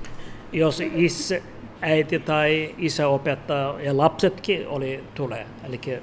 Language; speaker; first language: Finnish; non-native, learner; Turkish